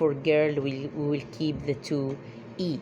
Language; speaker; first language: French; non-native, fluent; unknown